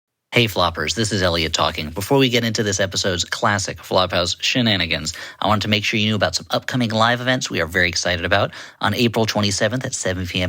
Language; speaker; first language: English; native; English